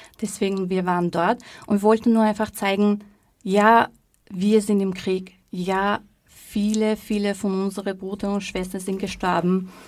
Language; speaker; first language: German; non-native, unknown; Persian